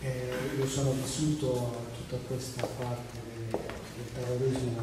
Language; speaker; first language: Italian; non-native, fluent; Spanish